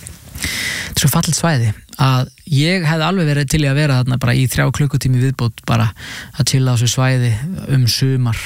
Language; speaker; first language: Icelandic; native; Icelandic